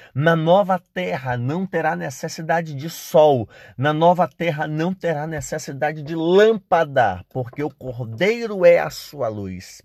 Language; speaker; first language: Portuguese; native; Portuguese